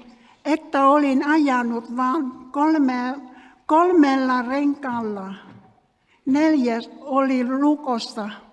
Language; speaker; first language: Finnish; non-native, learner; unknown